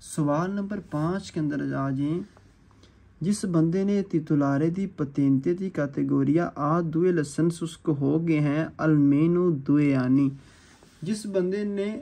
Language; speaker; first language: Urdu; non-native, local second language; Punjabi